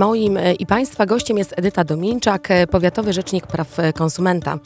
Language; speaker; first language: Polish; native; Polish